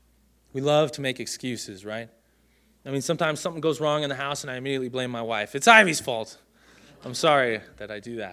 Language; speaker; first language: English; native; English